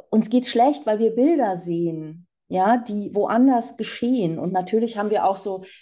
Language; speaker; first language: German; native; German